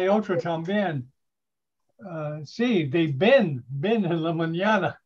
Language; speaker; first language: Spanish; non-native, learner; English